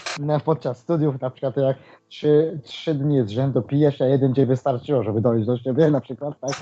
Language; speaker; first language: Polish; non-native, fluent; Japanese